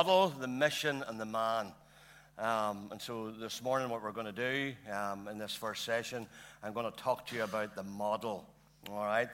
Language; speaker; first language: English; native; English